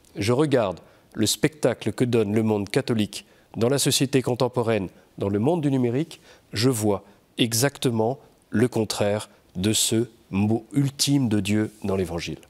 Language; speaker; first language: French; native; French